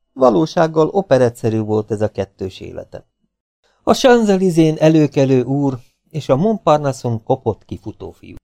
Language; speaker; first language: Hungarian; native; Hungarian